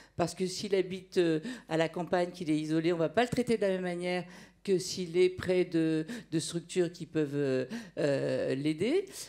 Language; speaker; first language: French; native; French